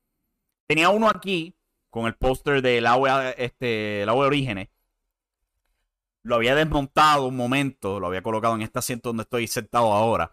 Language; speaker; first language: Spanish; native; Spanish